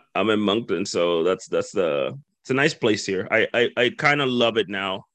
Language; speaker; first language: English; non-native, fluent; Spanish